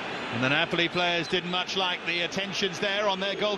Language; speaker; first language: English; native; English